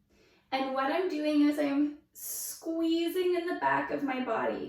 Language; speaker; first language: English; native; English